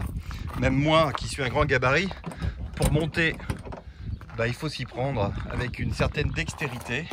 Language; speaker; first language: French; native; French